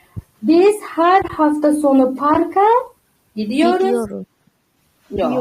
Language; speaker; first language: Turkish; non-native, fluent; Uzbek